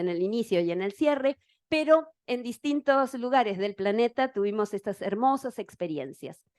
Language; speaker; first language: Spanish; native; Spanish